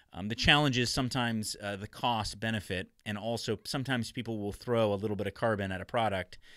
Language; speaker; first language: English; native; English